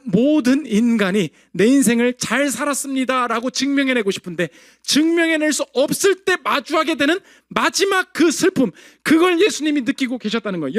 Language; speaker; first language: Korean; native; Korean